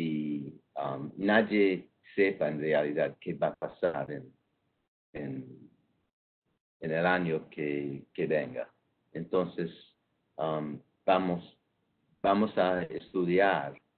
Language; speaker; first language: Spanish; non-native, fluent; English